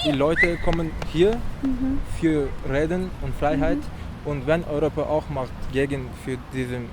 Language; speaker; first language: German; non-native, learner; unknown